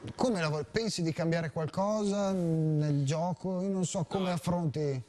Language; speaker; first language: Italian; native; Italian